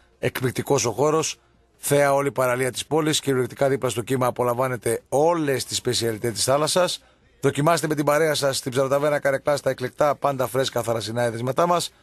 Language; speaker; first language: Greek; native; Greek